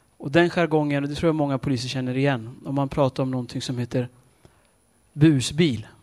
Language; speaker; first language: Swedish; early bilingual, other home language; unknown